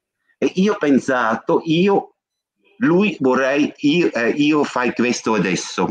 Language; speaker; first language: Italian; non-native, learner; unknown